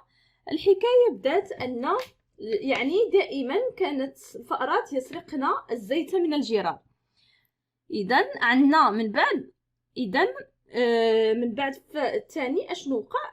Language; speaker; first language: Arabic; native; Arabic